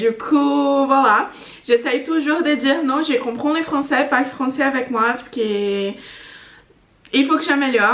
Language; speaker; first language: French; non-native, fluent; Portuguese